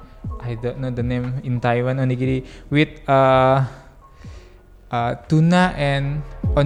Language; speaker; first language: English; non-native, learner; Indonesian